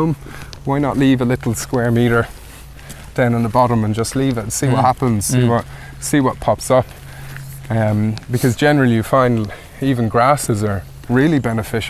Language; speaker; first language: English; native; English